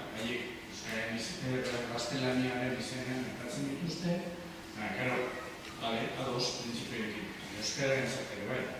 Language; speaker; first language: Basque; non-native, local second language; Spanish